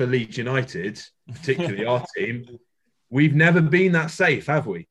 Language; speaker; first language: English; native; English